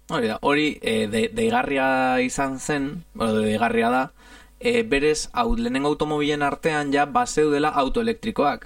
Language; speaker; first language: Basque; non-native, fluent; Italian